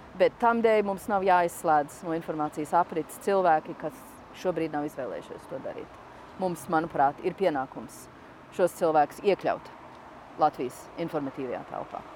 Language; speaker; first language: Latvian; early bilingual, heritage; Latvian